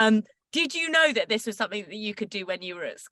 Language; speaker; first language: English; native; English